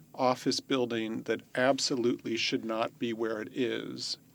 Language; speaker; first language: English; native; English